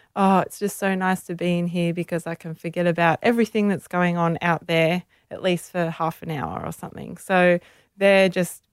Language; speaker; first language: English; native; English